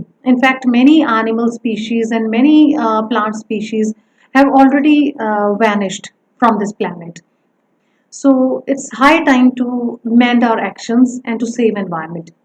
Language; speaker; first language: English; non-native, local second language; Punjabi